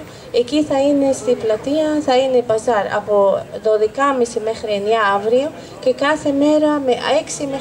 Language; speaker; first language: Greek; non-native, fluent; Arabic